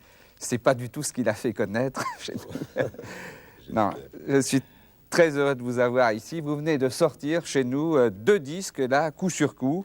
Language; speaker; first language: French; native; French